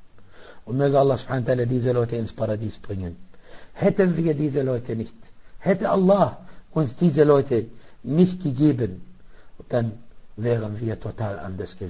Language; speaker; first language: German; non-native, fluent; Arabic